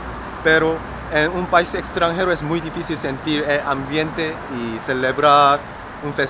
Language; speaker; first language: Spanish; non-native, fluent; Korean